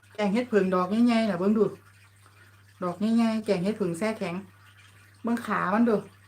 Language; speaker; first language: Thai; native; Thai